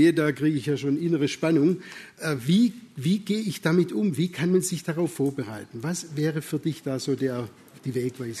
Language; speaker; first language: German; native; German